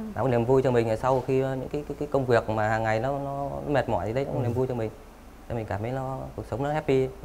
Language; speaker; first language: Vietnamese; native; Vietnamese